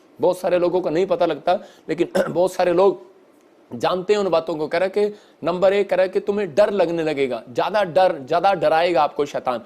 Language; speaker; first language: Hindi; non-native, local second language; Punjabi